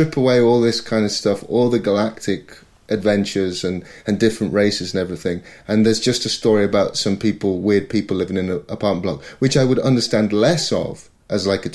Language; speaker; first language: English; native; English